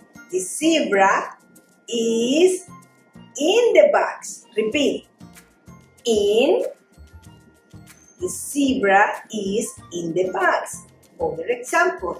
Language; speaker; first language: English; non-native, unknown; Spanish